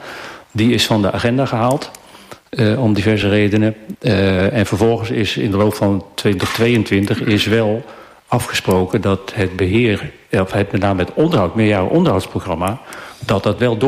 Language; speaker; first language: Dutch; native; Dutch